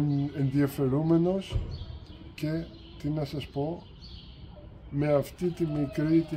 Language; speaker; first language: Greek; early bilingual, heritage; Greek